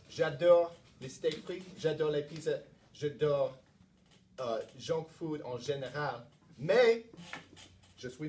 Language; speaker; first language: French; non-native, learner; English